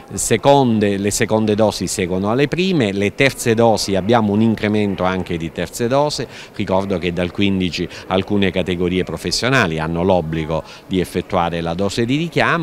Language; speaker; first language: Italian; native; Italian